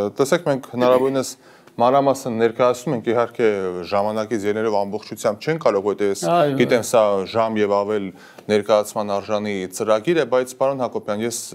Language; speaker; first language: Armenian; native; Armenian